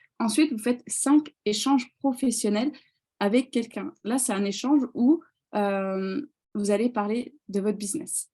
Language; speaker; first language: French; native; French